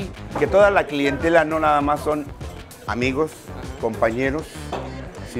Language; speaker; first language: Spanish; native; Spanish